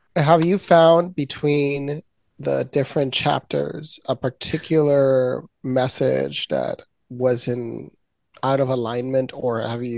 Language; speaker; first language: English; non-native, local second language; Spanish